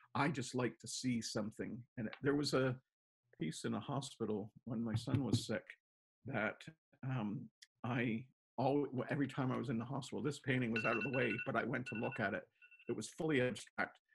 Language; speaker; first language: English; native; English